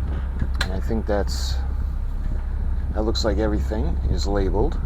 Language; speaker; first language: English; native; English